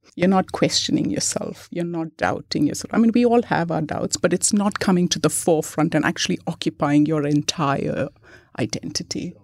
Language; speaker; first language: English; non-native, local second language; Malayalam